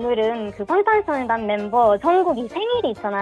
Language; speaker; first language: Korean; non-native, learner; Swedish